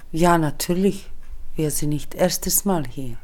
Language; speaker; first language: German; early bilingual, other home language; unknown